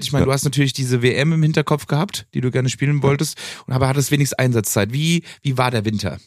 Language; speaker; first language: German; native; German